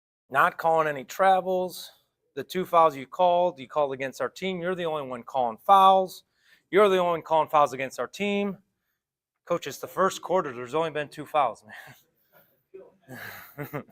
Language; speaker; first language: English; native; English